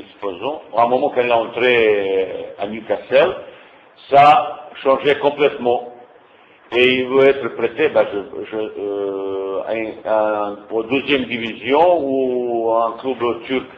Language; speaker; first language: French; non-native, fluent; Bosnian